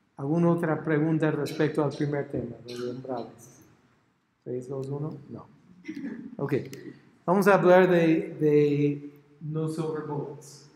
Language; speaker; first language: Spanish; non-native, fluent; English